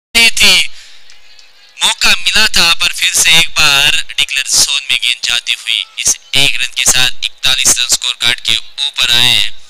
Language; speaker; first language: Hindi; non-native, local second language; Marathi